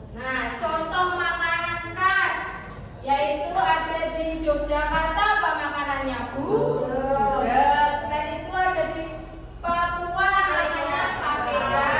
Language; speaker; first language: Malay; non-native, local second language; Javanese